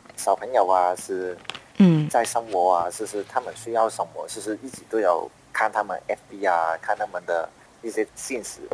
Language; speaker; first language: Chinese; non-native, fluent; Cantonese